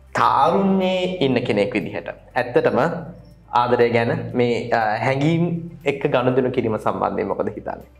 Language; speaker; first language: Sinhala; native; Sinhala